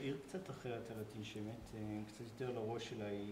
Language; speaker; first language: Hebrew; native; Hebrew